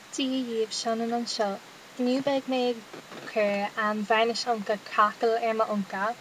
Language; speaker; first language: Irish; non-native, local second language; English